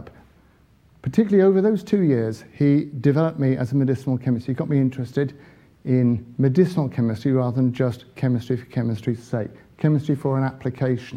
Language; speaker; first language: English; native; English